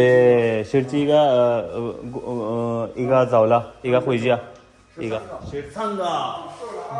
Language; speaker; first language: Chinese; non-native, learner; Urdu